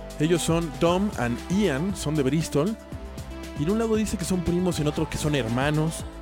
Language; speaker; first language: Spanish; native; Spanish